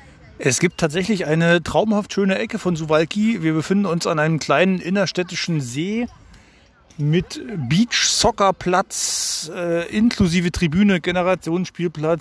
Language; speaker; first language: German; native; German